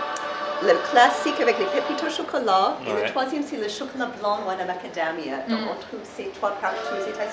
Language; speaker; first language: French; non-native, fluent; English